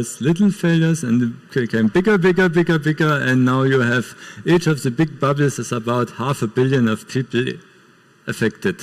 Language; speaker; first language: English; non-native, fluent; German